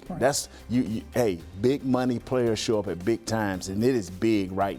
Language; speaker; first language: English; native; English